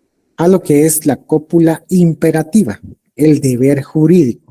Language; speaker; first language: Spanish; native; Spanish